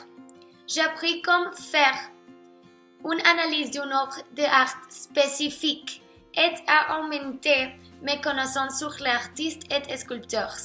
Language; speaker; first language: French; non-native, learner; Spanish